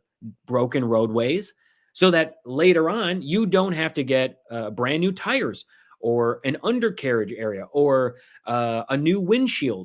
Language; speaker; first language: English; native; English